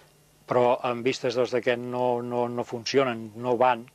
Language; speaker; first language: Catalan; native; Catalan